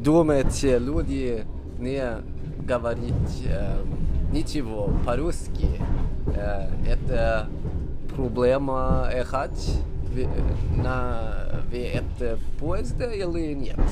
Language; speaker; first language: Russian; non-native, learner; Swedish